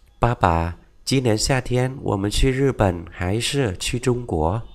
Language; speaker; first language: Chinese; non-native, fluent; Vietnamese